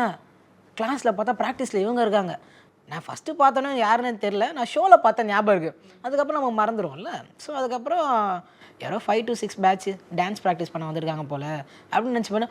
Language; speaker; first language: Tamil; native; Tamil